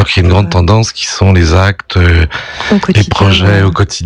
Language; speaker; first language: French; native; French